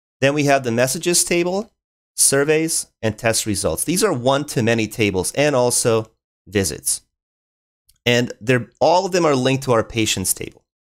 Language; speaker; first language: English; native; English